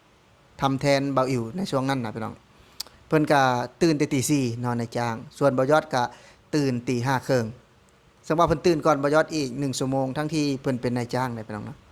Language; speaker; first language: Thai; non-native, local second language; Lao